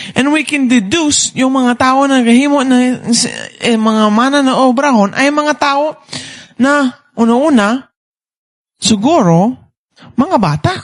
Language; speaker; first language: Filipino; non-native, fluent; English